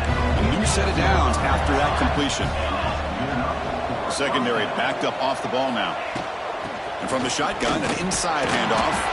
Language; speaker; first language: English; native; English